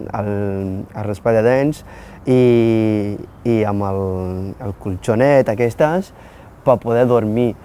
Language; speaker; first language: Catalan; non-native, fluent; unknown